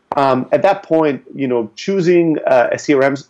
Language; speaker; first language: English; early bilingual, other home language; German